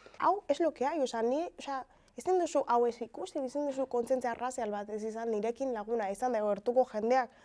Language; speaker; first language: Basque; early bilingual, other home language; Spanish